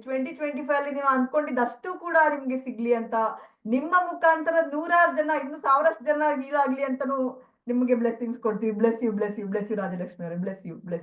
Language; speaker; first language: Kannada; native; Kannada